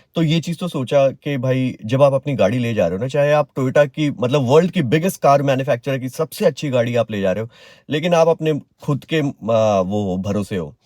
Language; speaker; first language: Hindi; native; Hindi